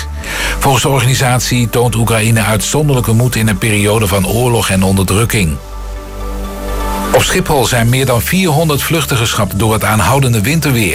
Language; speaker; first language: Dutch; native; Dutch